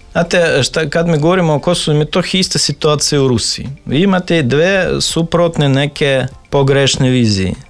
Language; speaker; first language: Serbian; non-native, fluent; Russian